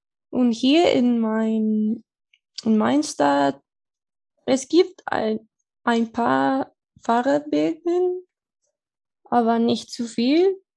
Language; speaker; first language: German; non-native, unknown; Spanish